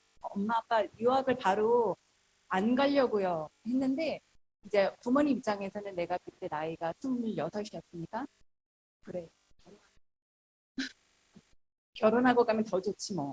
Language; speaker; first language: Korean; early bilingual, heritage; Korean